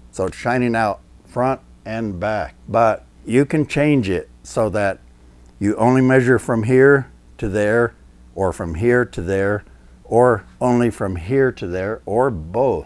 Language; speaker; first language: English; native; English